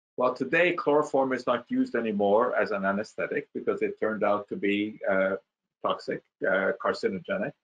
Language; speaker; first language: English; non-native, fluent; Hungarian